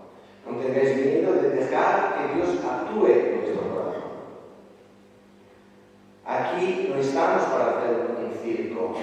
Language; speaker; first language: Spanish; non-native, fluent; Italian